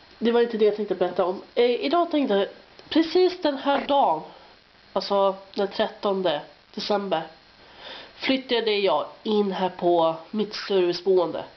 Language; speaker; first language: Swedish; native; Swedish